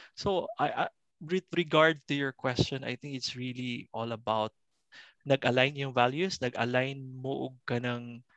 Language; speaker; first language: English; non-native, local second language; Cebuano